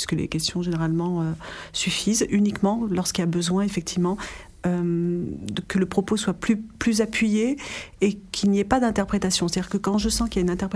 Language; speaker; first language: French; native; French